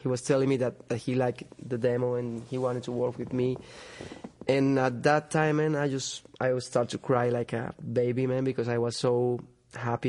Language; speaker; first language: English; non-native, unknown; Spanish